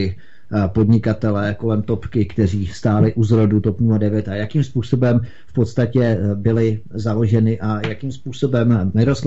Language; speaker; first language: Czech; native; Czech